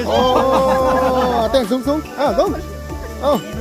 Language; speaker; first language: Vietnamese; non-native, learner; Thai